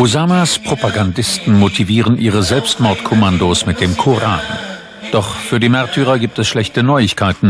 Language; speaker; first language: German; native; German